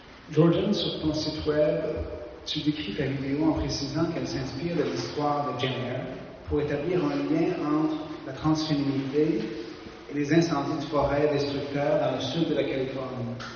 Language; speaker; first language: French; native; French